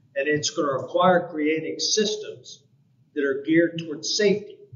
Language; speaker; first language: English; native; English